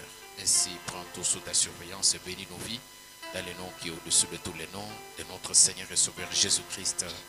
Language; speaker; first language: French; non-native, local second language; Swahili